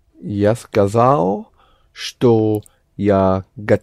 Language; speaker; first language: Russian; non-native, learner; English